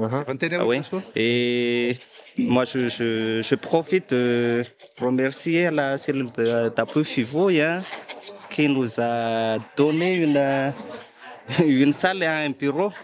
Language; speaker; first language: French; non-native, local second language; Malagasy